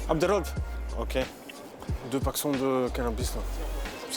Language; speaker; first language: French; native; French